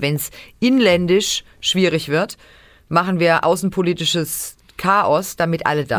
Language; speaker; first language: German; native; German